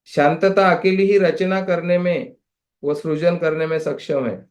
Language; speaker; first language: Hindi; non-native, local second language; Marathi